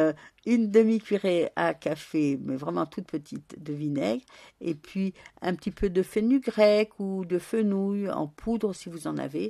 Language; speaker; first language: French; native; French